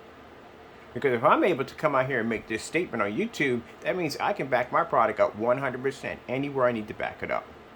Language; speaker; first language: English; native; English